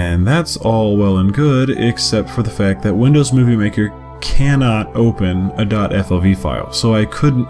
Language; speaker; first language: English; native; English